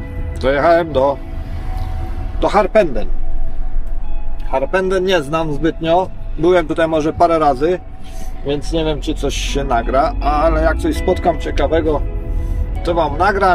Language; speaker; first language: Polish; native; Polish